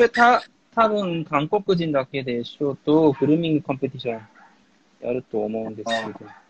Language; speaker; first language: Japanese; non-native, fluent; Korean